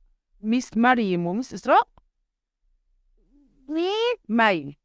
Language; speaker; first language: Arabic; native; Arabic